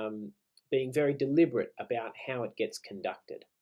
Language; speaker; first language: English; native; English